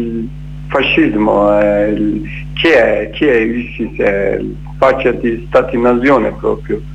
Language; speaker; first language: Italian; non-native, learner; Kurdish